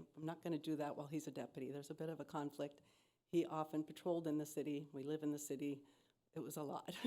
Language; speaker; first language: English; native; English